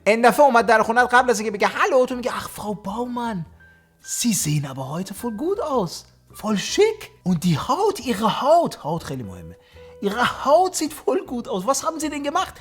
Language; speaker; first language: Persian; early bilingual, heritage; Persian